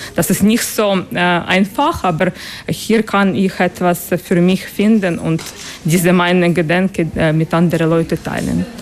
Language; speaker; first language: German; non-native, learner; Russian